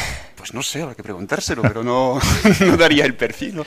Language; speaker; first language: Spanish; non-native, fluent; French